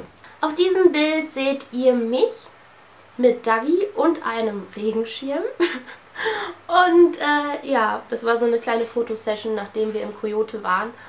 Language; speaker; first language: German; native; German